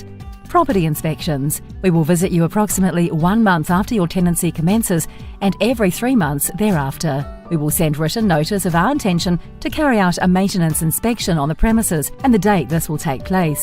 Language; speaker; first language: English; native; English